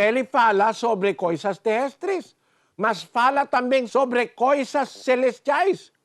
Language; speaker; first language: Portuguese; non-native, learner; Filipino